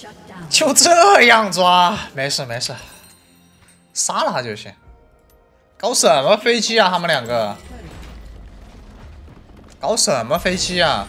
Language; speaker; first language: Chinese; native; Chinese